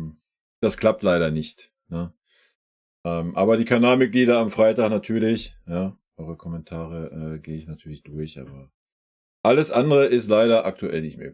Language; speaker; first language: German; native; German